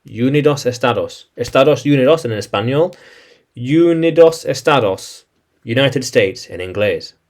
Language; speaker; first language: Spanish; non-native, learner; English